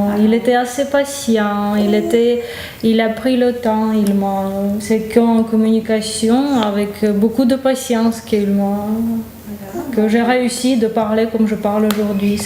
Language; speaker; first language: French; non-native, fluent; Russian